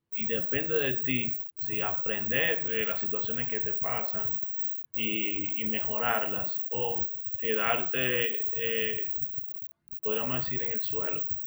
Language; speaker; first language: Spanish; native; Spanish